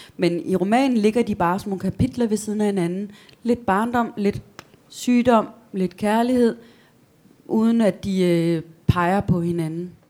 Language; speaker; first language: Danish; native; Danish